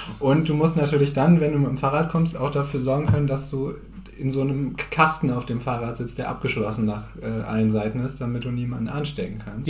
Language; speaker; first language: German; native; German